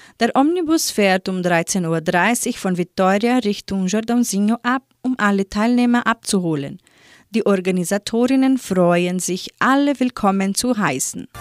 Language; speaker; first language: German; native; German